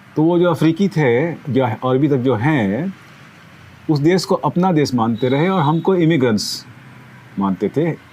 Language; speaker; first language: Hindi; early bilingual, heritage; Hindi